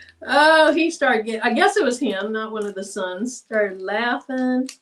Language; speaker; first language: English; native; English